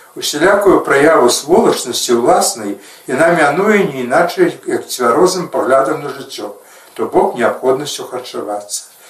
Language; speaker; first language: Belarusian; native; Belarusian